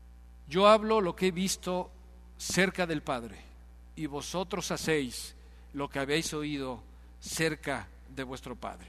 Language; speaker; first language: Spanish; native; Spanish